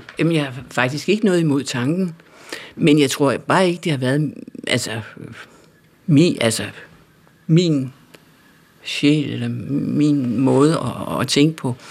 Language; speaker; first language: Danish; native; Danish